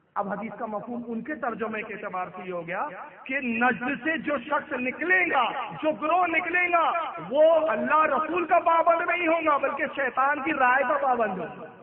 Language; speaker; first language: Urdu; native; Urdu